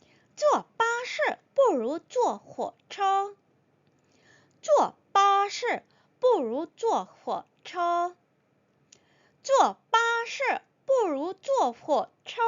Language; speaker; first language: Chinese; non-native, fluent; Korean